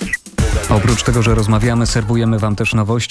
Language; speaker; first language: Polish; native; Polish